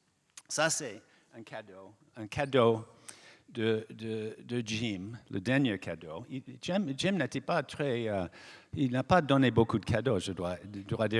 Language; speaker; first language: French; non-native, fluent; English